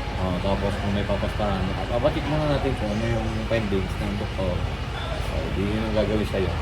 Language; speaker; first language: Filipino; native; Filipino